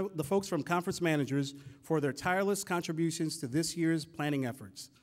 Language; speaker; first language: English; native; English